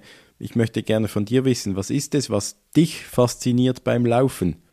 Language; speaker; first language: German; native; German